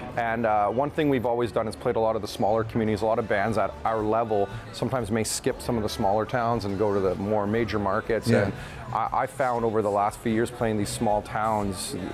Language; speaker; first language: English; native; English